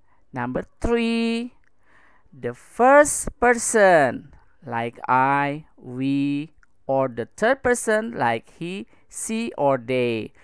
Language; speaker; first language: English; non-native, fluent; Indonesian